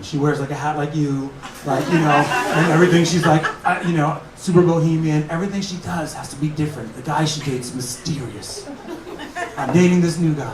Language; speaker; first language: English; native; English